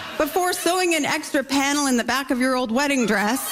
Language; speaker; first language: English; native; English